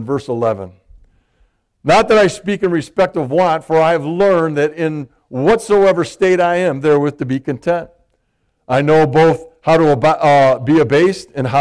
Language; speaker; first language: English; native; English